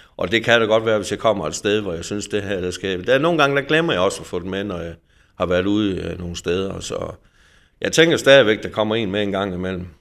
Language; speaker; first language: Danish; native; Danish